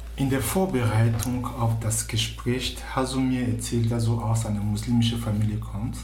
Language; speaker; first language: German; native; German